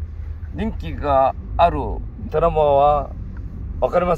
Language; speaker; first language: Japanese; non-native, learner; Korean